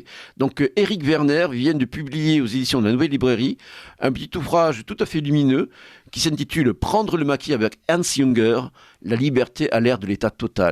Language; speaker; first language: French; native; French